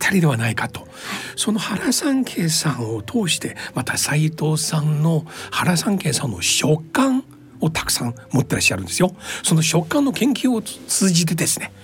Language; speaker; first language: Japanese; non-native, fluent; Chinese